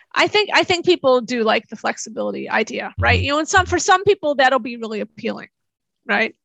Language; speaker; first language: English; native; English